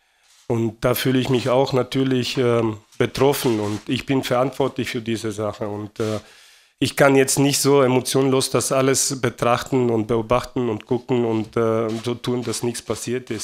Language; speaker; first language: German; non-native, fluent; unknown